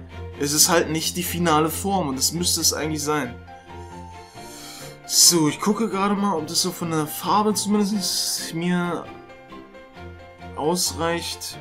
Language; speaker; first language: German; native; German